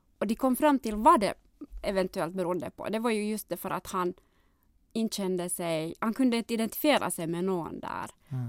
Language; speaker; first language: Swedish; native; Swedish